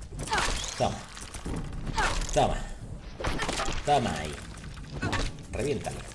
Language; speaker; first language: Spanish; native; Spanish